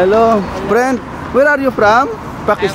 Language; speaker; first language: English; non-native, learner; Filipino